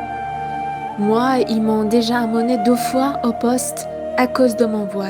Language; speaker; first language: French; non-native, fluent; Persian